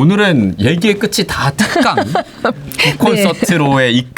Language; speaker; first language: Korean; native; Korean